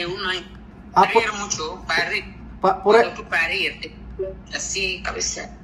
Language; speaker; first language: Spanish; non-native, learner; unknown